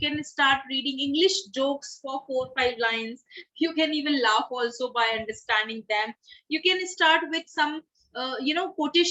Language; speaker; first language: English; non-native, local second language; Hindi